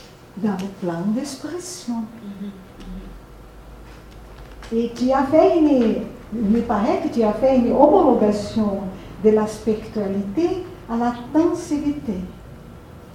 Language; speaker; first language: French; non-native, learner; Portuguese